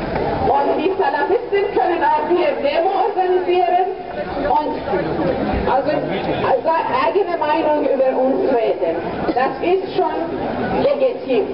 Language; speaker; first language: German; non-native, fluent; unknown